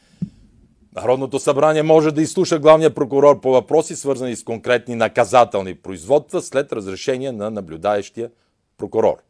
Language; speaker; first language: Bulgarian; native; Bulgarian